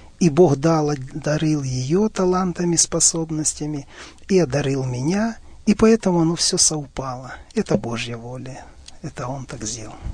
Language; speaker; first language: Russian; native; Russian